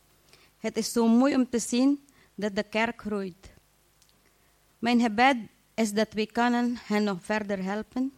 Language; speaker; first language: Dutch; non-native, fluent; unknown